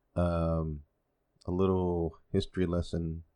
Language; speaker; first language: English; non-native, fluent; Spanish